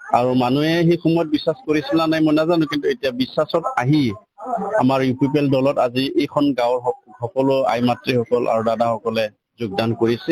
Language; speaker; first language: Assamese; non-native, local second language; Bodo